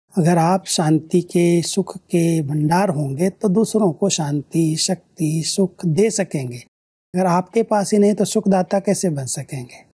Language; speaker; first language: Hindi; native; Hindi